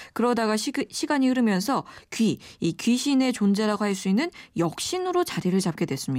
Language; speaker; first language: Korean; native; Korean